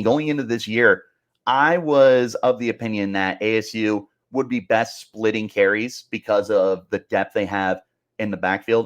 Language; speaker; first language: English; native; English